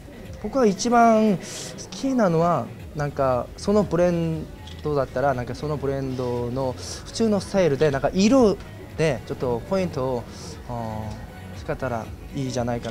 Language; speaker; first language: Japanese; non-native, fluent; Korean